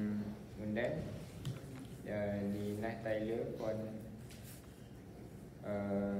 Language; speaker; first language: German; non-native, learner; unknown